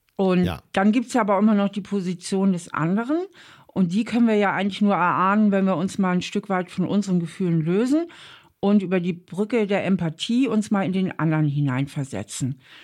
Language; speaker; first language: German; native; German